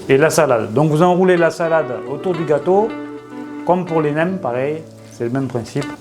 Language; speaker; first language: French; native; French